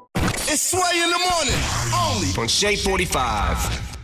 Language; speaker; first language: English; native; English